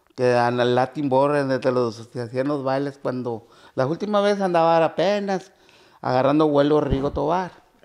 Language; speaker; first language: Spanish; native; Spanish